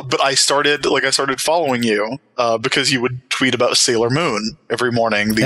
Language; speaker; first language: English; native; English